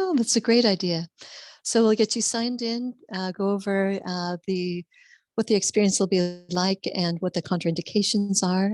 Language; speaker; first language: English; native; English